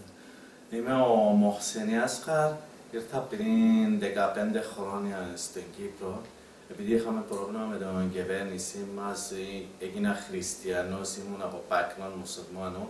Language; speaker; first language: Greek; non-native, learner; Persian